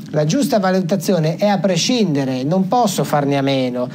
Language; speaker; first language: Italian; native; Italian